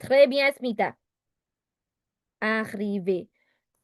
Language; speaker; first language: French; non-native, fluent; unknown